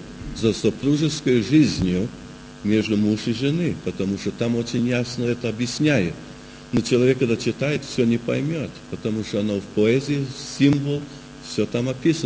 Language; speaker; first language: Russian; early bilingual, heritage; Russian